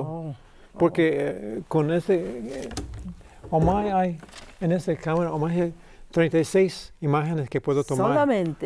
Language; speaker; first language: Spanish; early bilingual, heritage; English